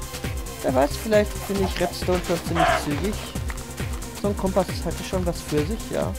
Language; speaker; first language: German; native; German